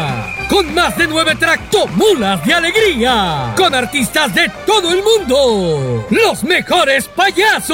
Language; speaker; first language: Spanish; native; Spanish